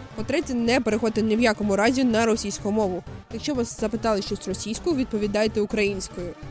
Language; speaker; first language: Ukrainian; non-native, local second language; Russian